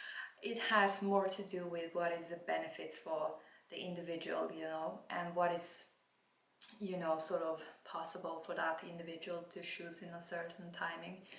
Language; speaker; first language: English; non-native, fluent; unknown